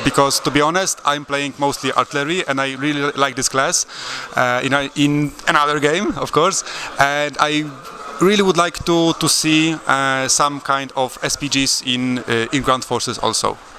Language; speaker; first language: English; non-native, fluent; Polish